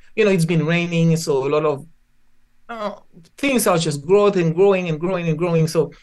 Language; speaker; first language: English; non-native, fluent; Haitian Creole